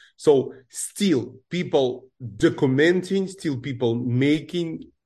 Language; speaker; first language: English; non-native, fluent; Russian